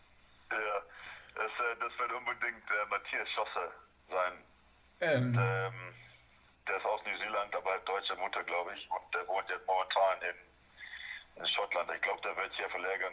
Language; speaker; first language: German; non-native, fluent; Afrikaans